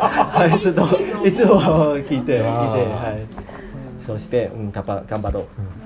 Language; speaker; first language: Japanese; non-native, learner; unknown